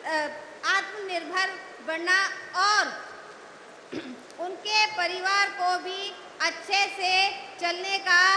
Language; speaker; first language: Hindi; native; Hindi